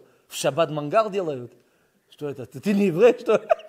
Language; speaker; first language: Russian; early bilingual, heritage; Russian